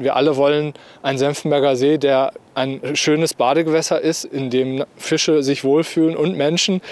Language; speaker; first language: German; native; German